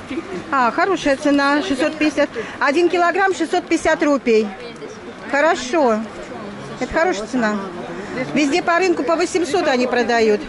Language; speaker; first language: Russian; native; Russian